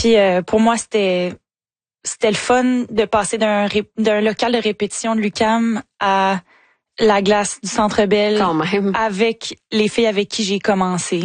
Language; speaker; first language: French; native; French